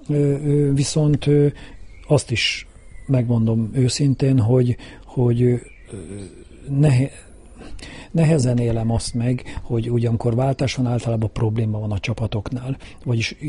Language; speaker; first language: Hungarian; native; Hungarian